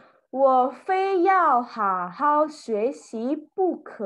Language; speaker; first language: Chinese; non-native, fluent; Indonesian